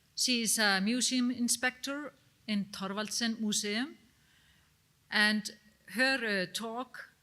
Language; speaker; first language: English; non-native, fluent; Icelandic